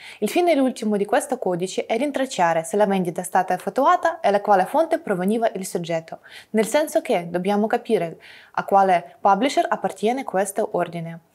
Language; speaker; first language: Italian; non-native, fluent; Russian